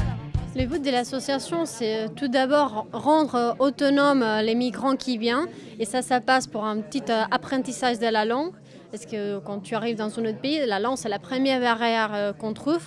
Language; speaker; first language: French; non-native, fluent; Catalan